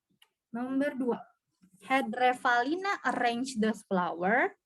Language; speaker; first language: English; non-native, learner; Indonesian